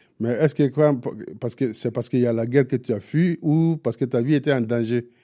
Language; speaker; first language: French; non-native, local second language; Bambara